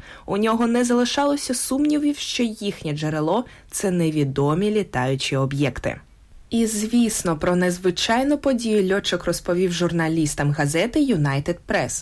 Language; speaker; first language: Ukrainian; native; Ukrainian